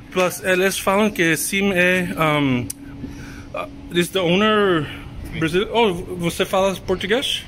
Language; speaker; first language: Portuguese; non-native, learner; English